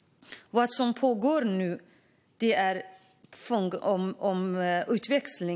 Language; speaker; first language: Swedish; non-native, fluent; Kurdish